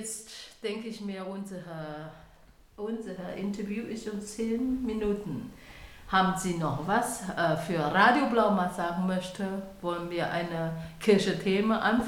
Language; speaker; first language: German; non-native, learner; Chinese